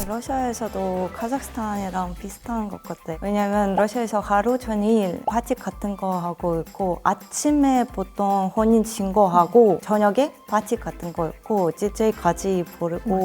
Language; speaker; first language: Korean; non-native, learner; Russian